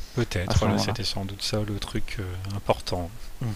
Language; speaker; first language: French; native; French